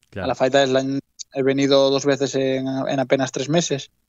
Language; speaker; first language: Spanish; native; Spanish